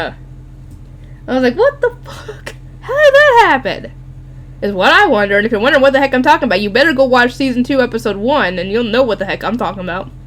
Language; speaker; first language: English; native; English